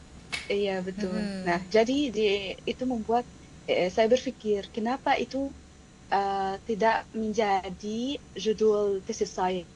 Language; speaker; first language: Indonesian; non-native, fluent; Arabic